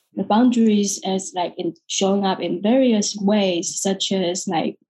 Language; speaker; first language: English; non-native, fluent; Chinese